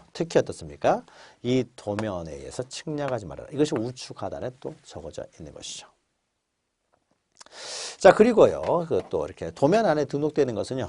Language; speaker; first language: Korean; native; Korean